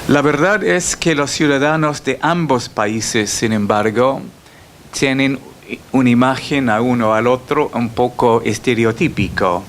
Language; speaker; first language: Spanish; non-native, fluent; English